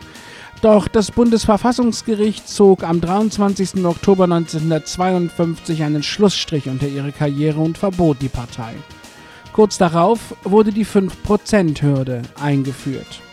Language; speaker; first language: German; native; German